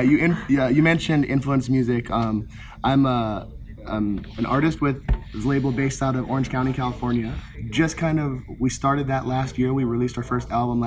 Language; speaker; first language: English; native; English